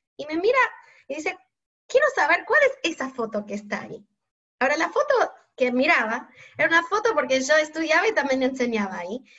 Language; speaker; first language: Spanish; non-native, fluent; English